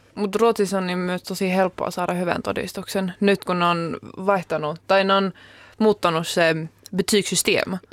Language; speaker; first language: Finnish; early bilingual, heritage; Finnish